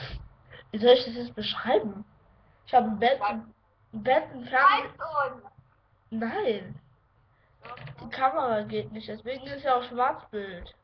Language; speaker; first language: German; native; German